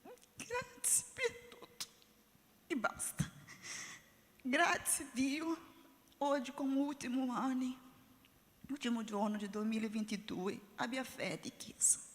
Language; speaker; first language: Italian; non-native, learner; Portuguese